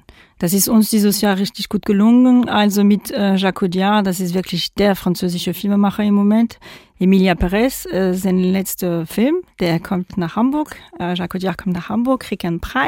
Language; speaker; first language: German; non-native, fluent; French